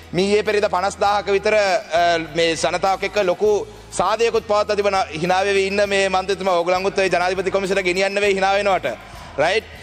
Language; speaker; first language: Sinhala; non-native, local second language; Tamil